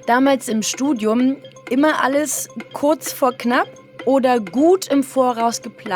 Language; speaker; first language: German; native; German